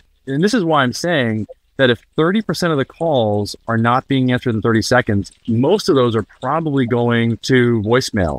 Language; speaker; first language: English; native; English